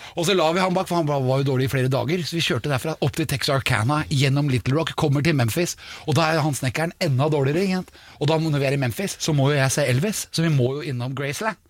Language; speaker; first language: Norwegian; native; Norwegian